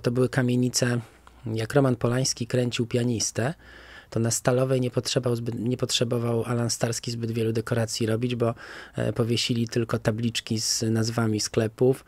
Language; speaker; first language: Polish; native; Polish